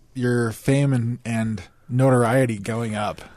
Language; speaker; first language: English; native; English